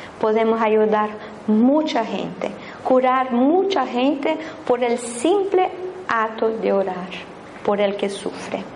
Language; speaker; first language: Spanish; non-native, fluent; Portuguese